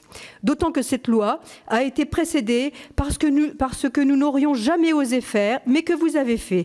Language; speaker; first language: French; native; French